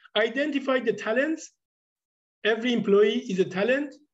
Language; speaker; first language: English; non-native, fluent; Persian